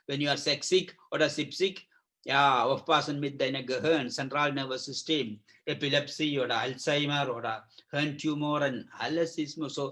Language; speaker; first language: German; non-native, learner; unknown